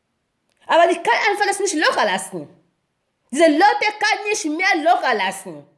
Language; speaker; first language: German; non-native, learner; Lingala